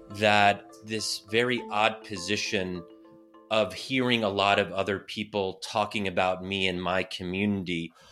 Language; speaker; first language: English; native; English